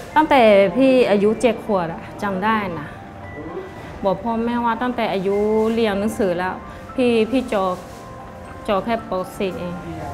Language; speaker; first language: Thai; non-native, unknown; Karen languages